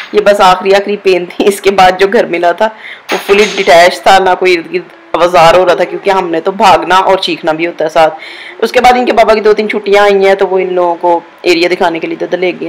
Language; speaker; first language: Urdu; native; Urdu